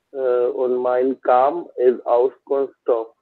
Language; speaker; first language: German; non-native, learner; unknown